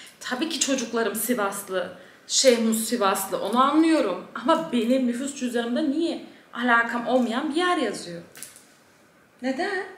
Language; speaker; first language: Turkish; early bilingual, heritage; Turkish